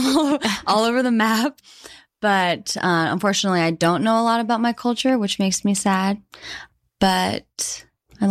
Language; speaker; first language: English; native; English